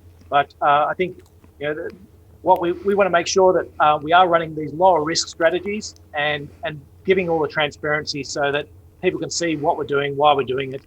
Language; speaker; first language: English; native; English